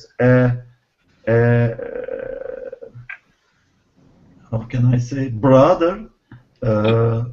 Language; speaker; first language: English; non-native, learner; Turkish